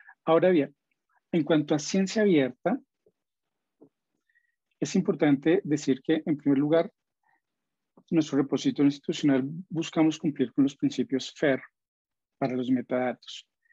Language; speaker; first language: Spanish; native; Spanish